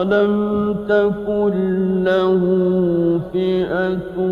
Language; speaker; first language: Arabic; native; Arabic